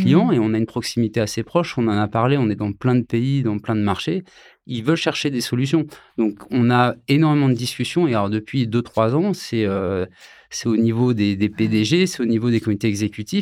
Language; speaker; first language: French; native; French